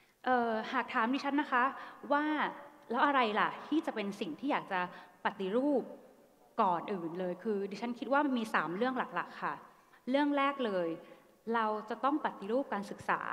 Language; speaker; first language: Thai; native; Thai